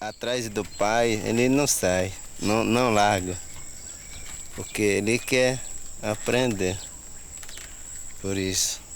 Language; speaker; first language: Portuguese; non-native, local second language; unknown